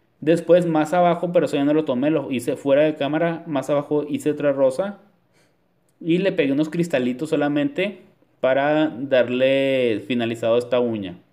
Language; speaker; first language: Spanish; native; Spanish